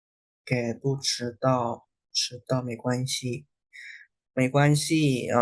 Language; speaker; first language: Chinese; non-native, fluent; Indonesian